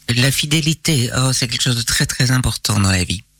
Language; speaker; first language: French; native; French